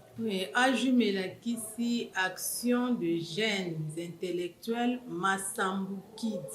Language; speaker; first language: Lingala; non-native, local second language; Kongo